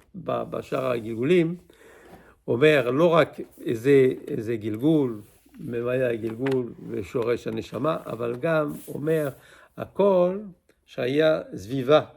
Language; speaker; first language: Hebrew; non-native, fluent; English